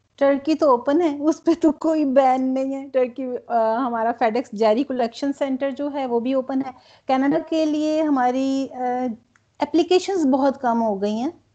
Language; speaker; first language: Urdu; non-native, local second language; Punjabi